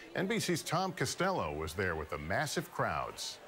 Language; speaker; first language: English; native; English